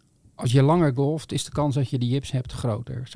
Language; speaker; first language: Dutch; native; Dutch